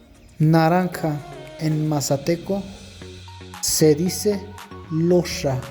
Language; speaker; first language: Spanish; non-native, local second language; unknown